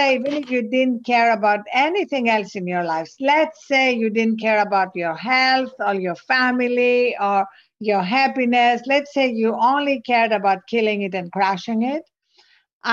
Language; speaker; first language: English; non-native, fluent; Greek